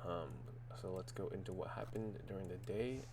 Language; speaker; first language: English; native; English